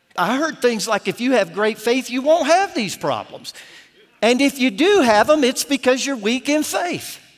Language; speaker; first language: English; native; English